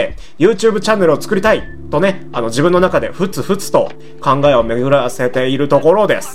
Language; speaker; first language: Japanese; native; Japanese